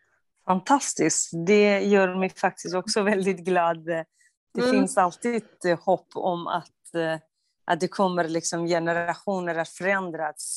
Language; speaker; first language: Swedish; non-native, fluent; Kurdish